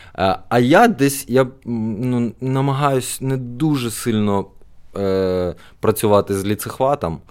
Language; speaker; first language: Ukrainian; non-native, local second language; Russian